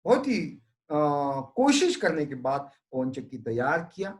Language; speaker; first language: Hindi; non-native, local second language; Marathi